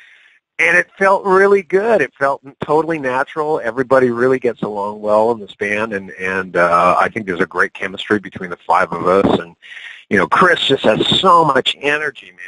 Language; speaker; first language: English; native; English